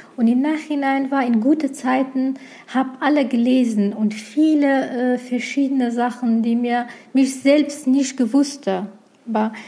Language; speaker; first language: German; non-native, learner; Arabic